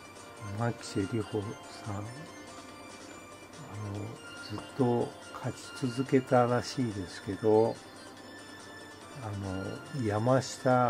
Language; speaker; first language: Japanese; native; Japanese